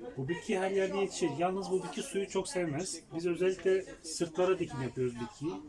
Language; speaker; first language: Turkish; native; Turkish